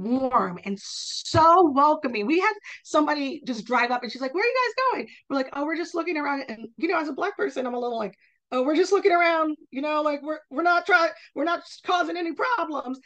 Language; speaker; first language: English; native; English